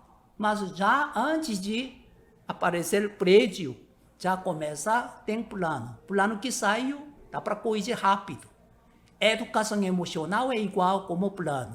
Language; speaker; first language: Portuguese; non-native, learner; Korean